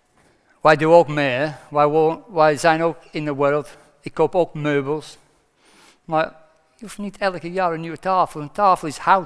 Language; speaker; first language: Dutch; non-native, fluent; English